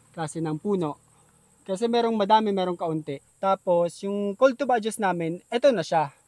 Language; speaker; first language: Filipino; non-native, local second language; Bikol